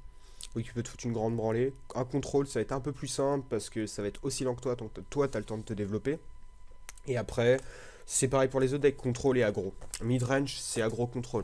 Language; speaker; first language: French; native; French